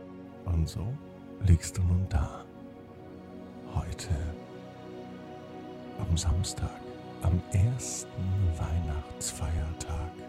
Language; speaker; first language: German; native; German